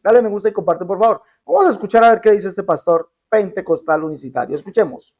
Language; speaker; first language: Spanish; native; Spanish